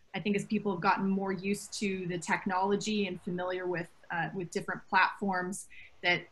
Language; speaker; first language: English; native; English